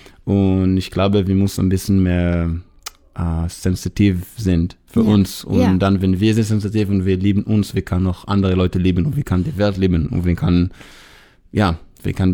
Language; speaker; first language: German; non-native, learner; Hebrew